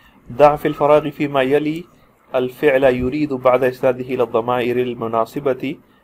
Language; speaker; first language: Arabic; non-native, fluent; Urdu